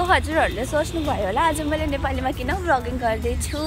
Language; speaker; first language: Nepali; early bilingual, heritage; Hindi